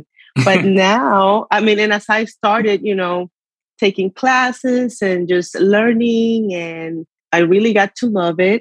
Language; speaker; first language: English; non-native, fluent; Spanish